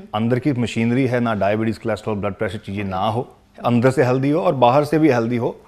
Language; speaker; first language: Hindi; non-native, local second language; Punjabi